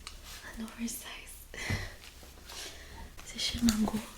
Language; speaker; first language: French; non-native, fluent; Armenian